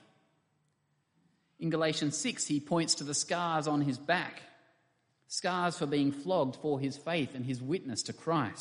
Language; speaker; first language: English; native; English